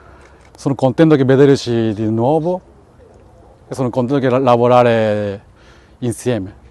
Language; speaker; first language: Italian; non-native, learner; Japanese